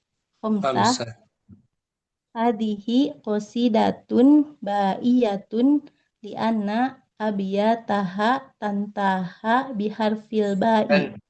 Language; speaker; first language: Arabic; non-native, learner; Indonesian